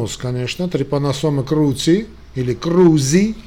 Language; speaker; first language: Russian; non-native, local second language; Armenian